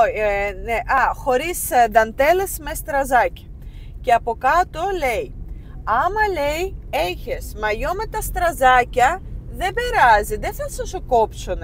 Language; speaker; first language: Greek; non-native, fluent; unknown